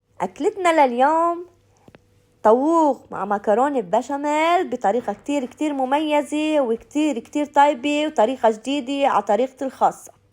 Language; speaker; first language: Arabic; native; Arabic